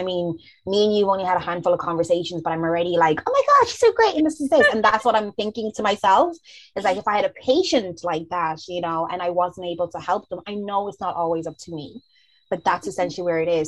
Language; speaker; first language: English; early bilingual, other home language; Zulu